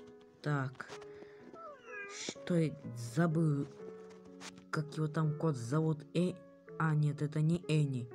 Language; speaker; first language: Russian; native; Russian